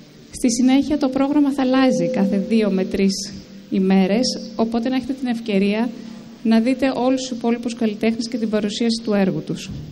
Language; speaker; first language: Greek; native; Greek